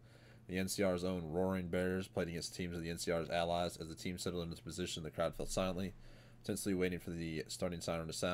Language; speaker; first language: English; native; English